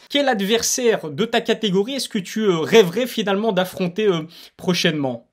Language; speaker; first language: French; native; French